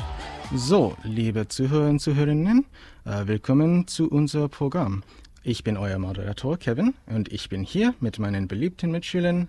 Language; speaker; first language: German; non-native, learner; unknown